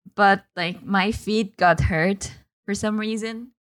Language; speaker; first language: English; non-native, fluent; Portuguese